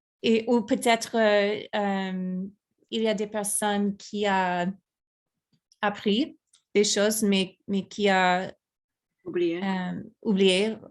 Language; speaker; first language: French; non-native, fluent; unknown